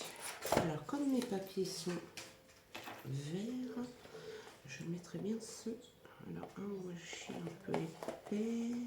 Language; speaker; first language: French; native; French